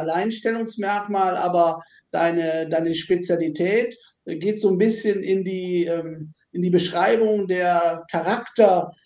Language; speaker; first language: German; native; German